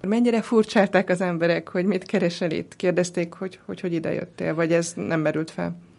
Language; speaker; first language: Hungarian; native; Hungarian